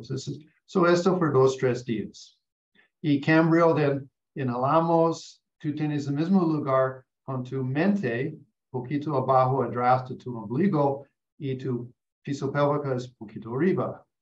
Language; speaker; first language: Spanish; non-native, learner; English